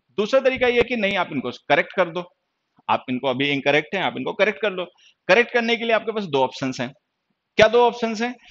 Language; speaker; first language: Hindi; native; Hindi